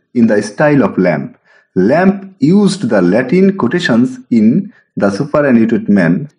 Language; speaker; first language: English; non-native, local second language; Bangla